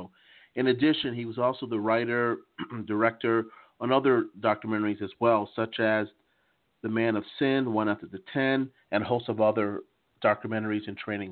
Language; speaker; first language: English; native; English